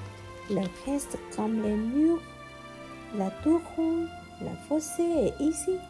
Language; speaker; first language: French; non-native, learner; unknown